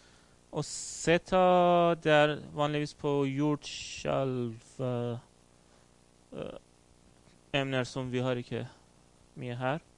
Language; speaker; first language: Norwegian; non-native, learner; Persian